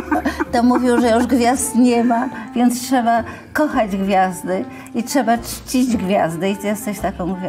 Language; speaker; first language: Polish; native; Polish